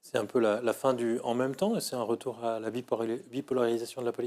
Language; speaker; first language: French; native; French